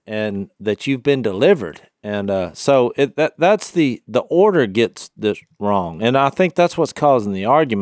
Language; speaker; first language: English; native; English